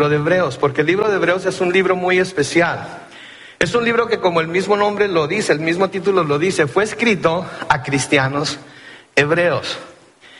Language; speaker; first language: Spanish; early bilingual, heritage; Spanish